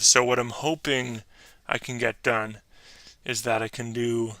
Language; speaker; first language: English; native; English